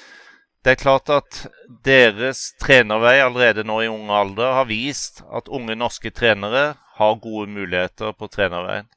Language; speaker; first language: Norwegian; native; Norwegian